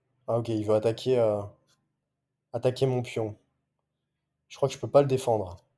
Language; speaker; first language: French; native; French